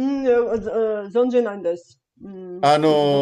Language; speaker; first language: Japanese; non-native, learner; Bulgarian